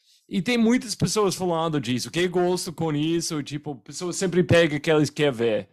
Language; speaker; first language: Portuguese; non-native, fluent; English